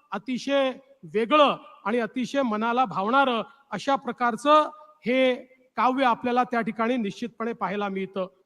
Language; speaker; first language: Marathi; native; Marathi